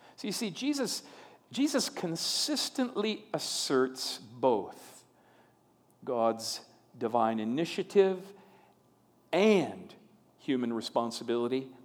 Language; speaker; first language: English; native; English